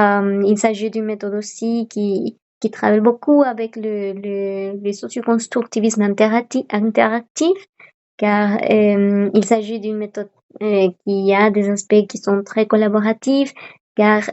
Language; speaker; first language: French; non-native, fluent; Spanish